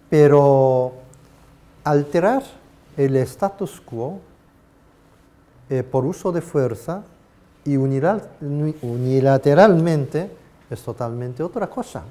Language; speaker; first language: Spanish; non-native, fluent; Japanese